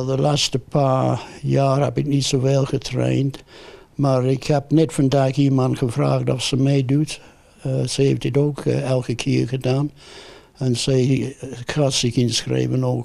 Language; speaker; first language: Dutch; non-native, fluent; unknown